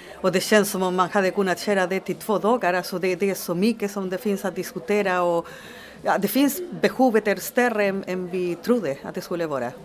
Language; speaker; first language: Swedish; non-native, fluent; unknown